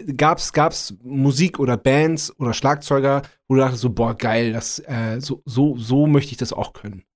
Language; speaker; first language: German; native; German